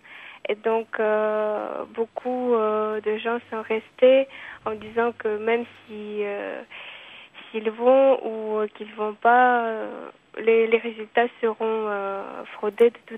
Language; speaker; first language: French; non-native, fluent; Kyrgyz